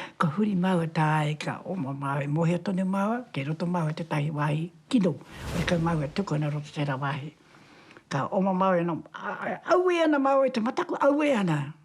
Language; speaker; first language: Māori; native; Māori